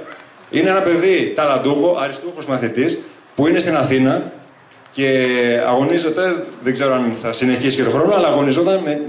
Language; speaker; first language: Greek; native; Greek